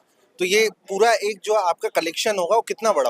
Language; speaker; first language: Hindi; native; Hindi